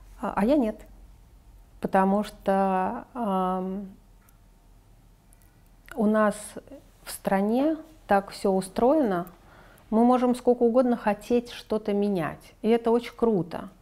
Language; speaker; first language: Russian; native; Russian